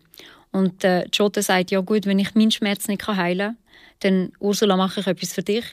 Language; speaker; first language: German; early bilingual, other home language; Albanian